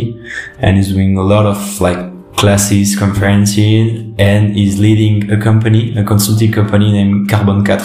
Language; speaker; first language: English; non-native, fluent; French